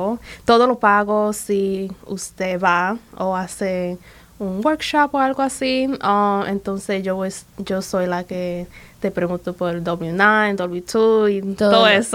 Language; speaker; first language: Spanish; early bilingual, other home language; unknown